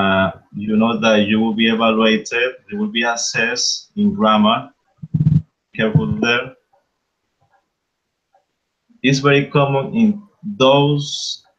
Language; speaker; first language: English; non-native, fluent; Spanish